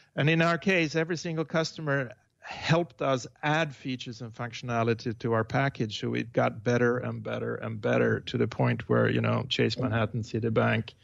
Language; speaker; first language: English; non-native, fluent; Swedish